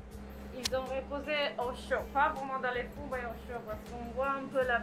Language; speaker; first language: French; non-native, learner; English